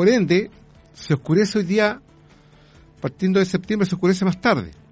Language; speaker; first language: Spanish; native; Spanish